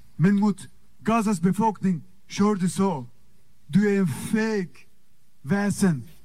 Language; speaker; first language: Swedish; non-native, fluent; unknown